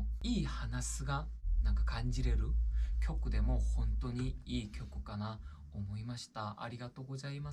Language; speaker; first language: Japanese; non-native, learner; Korean